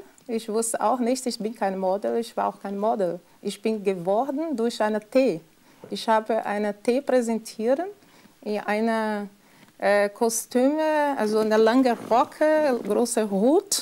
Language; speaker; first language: German; non-native, fluent; Portuguese